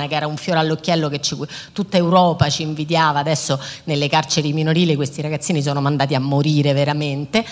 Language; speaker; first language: Italian; native; Italian